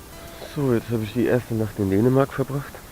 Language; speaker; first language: German; native; German